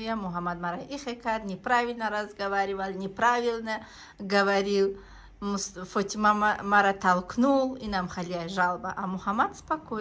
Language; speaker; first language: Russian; non-native, local second language; Tajik